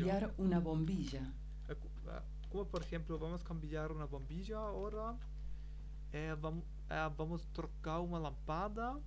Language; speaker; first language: Spanish; non-native, learner; German